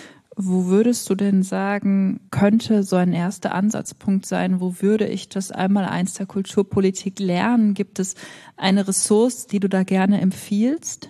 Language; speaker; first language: German; native; German